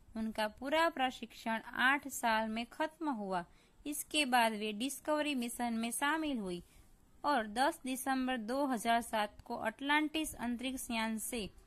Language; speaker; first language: Hindi; non-native, local second language; Gujarati